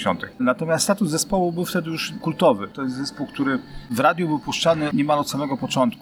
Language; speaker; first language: Polish; native; Polish